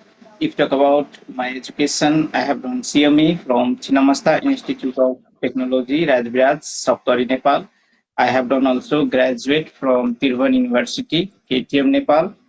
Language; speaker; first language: English; non-native, learner; Maithili